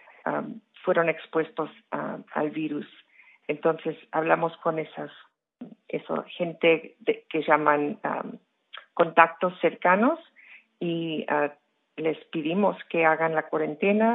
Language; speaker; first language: Spanish; early bilingual, heritage; Spanish